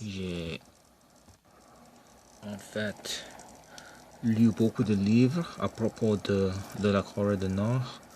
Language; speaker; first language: French; non-native, local second language; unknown